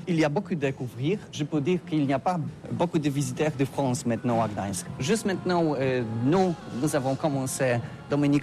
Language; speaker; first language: French; non-native, learner; Polish